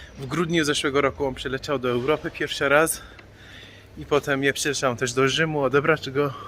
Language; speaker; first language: Polish; non-native, fluent; Persian